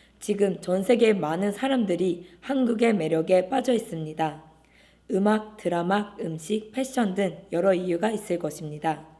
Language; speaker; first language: Korean; non-native, fluent; Japanese